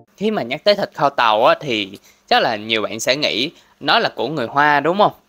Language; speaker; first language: Vietnamese; non-native, local second language; Cantonese